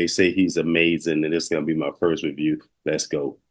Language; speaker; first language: English; native; English